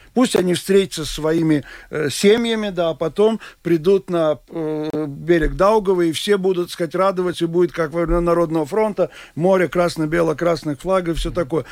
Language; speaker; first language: Russian; non-native, local second language; Latvian